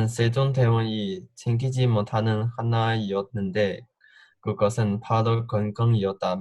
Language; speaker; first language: Korean; non-native, fluent; Chinese